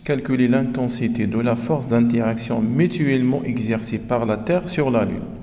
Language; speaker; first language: French; non-native, local second language; Arabic